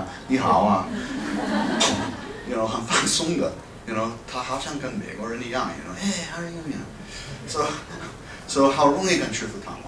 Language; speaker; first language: Chinese; non-native, fluent; English